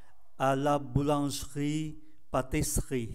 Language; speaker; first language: French; non-native, fluent; Vietnamese